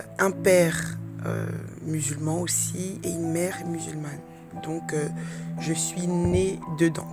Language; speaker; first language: French; early bilingual, other home language; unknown